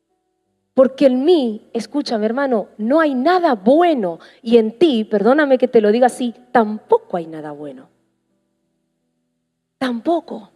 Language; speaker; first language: Spanish; native; Spanish